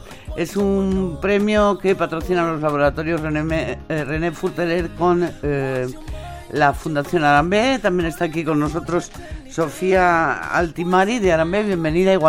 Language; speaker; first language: Spanish; native; Spanish